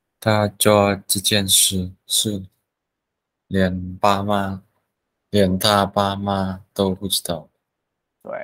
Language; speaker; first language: Chinese; non-native, learner; Vietnamese